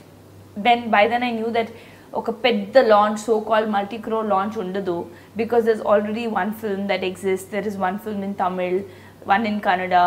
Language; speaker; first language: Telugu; non-native, local second language; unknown